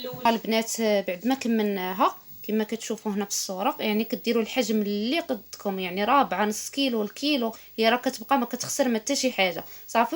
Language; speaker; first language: Arabic; native; Arabic